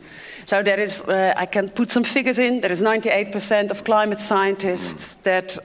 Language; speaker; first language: English; non-native, fluent; Dutch